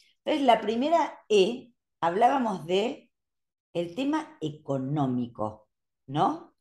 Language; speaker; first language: Spanish; native; Spanish